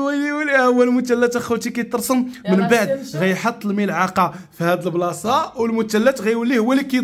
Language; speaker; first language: Arabic; native; Arabic